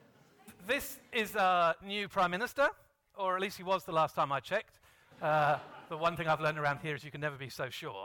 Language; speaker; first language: English; native; English